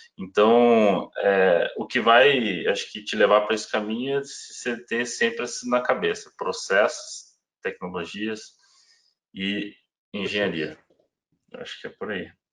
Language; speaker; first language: Portuguese; native; Portuguese